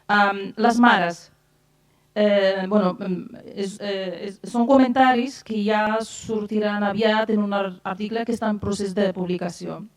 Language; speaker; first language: Catalan; non-native, fluent; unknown